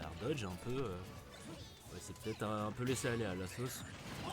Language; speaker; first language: French; native; French